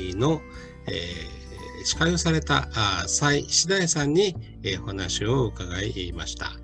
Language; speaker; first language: Japanese; native; Japanese